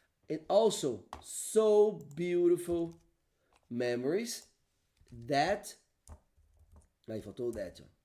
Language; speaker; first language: English; non-native, fluent; Portuguese